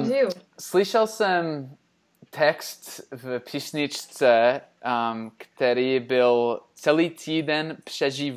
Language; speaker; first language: Czech; non-native, learner; English